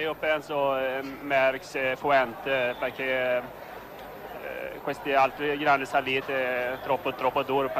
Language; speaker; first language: Italian; non-native, learner; Swedish